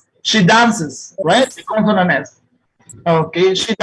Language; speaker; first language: English; non-native, fluent; Spanish